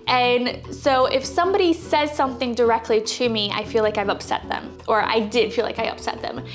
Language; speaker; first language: English; native; English